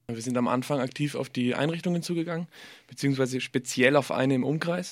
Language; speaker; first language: German; native; German